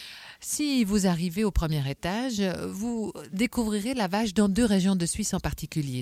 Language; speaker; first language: French; native; French